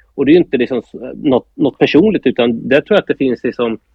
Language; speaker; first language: Swedish; native; Swedish